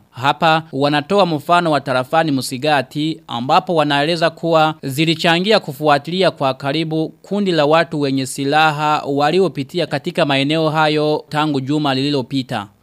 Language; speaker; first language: Swahili; non-native, local second language; Rundi